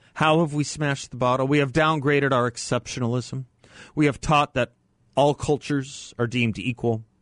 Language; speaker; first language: English; native; English